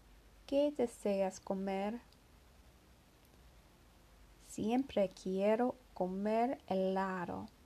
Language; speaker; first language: Spanish; non-native, learner; English